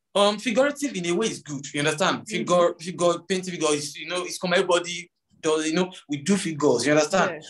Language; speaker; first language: English; non-native, local second language; Yoruba